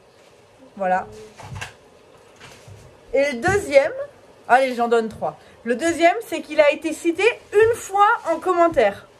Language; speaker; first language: French; native; French